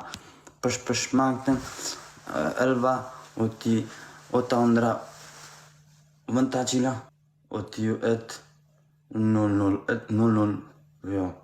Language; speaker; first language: Swedish; non-native, learner; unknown